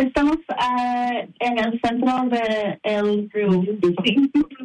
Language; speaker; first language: Spanish; early bilingual, heritage; Spanish